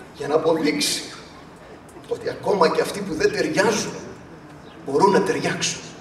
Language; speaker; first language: Greek; early bilingual, other home language; English